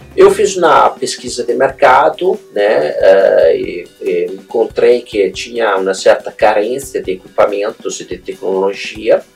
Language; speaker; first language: Portuguese; non-native, fluent; Italian